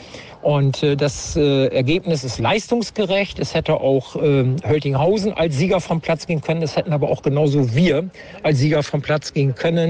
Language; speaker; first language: German; native; German